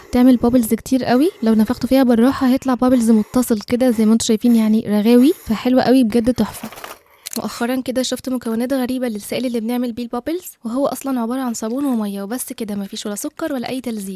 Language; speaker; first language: Arabic; native; Arabic